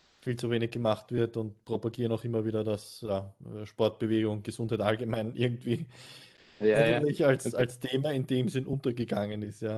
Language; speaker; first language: German; native; German